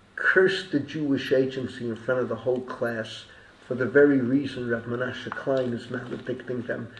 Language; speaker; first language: English; native; English